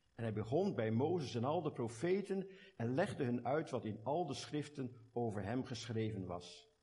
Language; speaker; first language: Dutch; native; Dutch